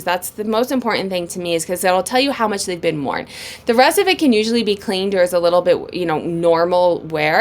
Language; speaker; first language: English; native; English